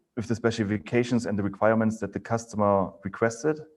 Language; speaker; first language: English; non-native, fluent; German